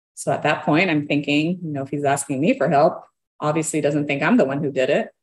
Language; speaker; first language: English; early bilingual, other home language; Portuguese